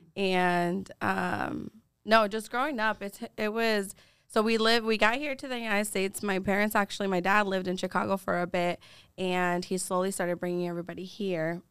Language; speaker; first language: English; early bilingual, other home language; Spanish